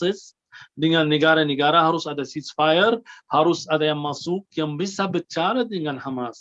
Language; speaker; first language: Indonesian; non-native, fluent; Arabic